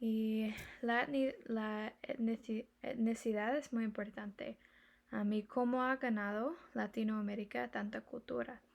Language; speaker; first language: Spanish; non-native, learner; English